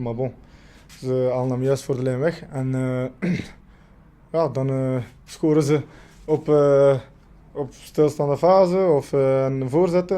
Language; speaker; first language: Dutch; non-native, local second language; French